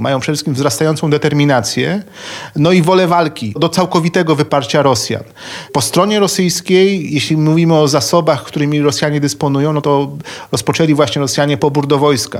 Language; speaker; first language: Polish; native; Polish